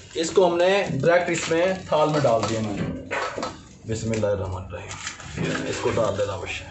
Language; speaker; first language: Urdu; non-native, local second language; Punjabi